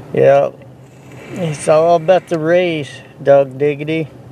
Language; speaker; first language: English; native; English